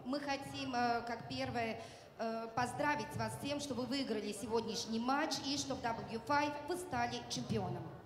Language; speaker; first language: Russian; non-native, fluent; Serbian